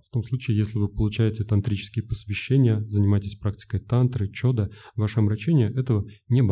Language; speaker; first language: Russian; native; Russian